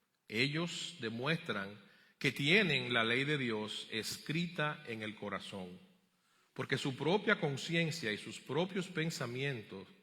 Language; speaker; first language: Spanish; native; Spanish